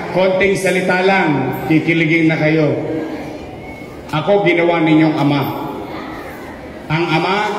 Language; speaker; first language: Filipino; native; Filipino